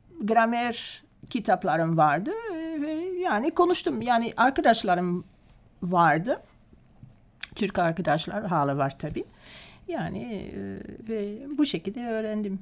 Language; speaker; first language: Turkish; non-native, fluent; Dutch